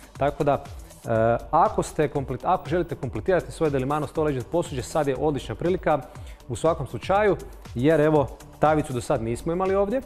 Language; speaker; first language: Serbian; native; Serbian